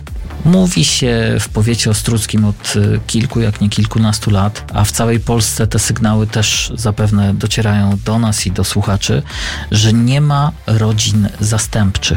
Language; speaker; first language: Polish; native; Polish